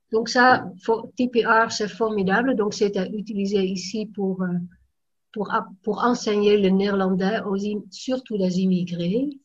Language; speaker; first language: French; non-native, fluent; Dutch